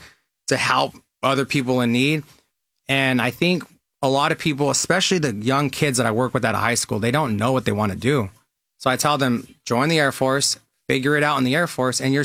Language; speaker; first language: English; native; English